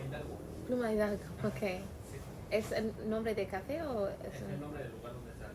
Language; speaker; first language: Spanish; non-native, learner; English